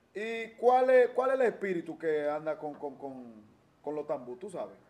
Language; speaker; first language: Spanish; native; Spanish